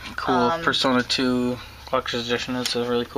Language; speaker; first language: English; native; English